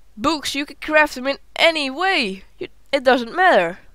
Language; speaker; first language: English; non-native, learner; Dutch